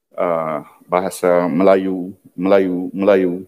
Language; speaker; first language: Malay; non-native, local second language; Iban